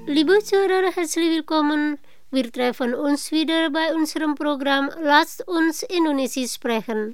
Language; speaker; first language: German; non-native, learner; Indonesian